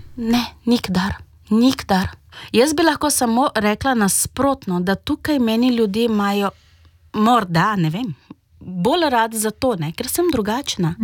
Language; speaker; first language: Slovenian; non-native, fluent; Portuguese